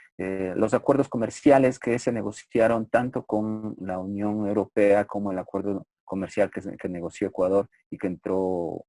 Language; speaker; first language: Spanish; native; Spanish